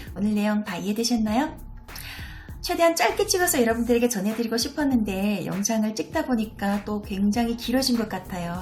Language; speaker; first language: Korean; early bilingual, heritage; Korean